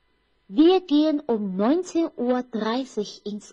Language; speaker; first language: German; non-native, fluent; Chinese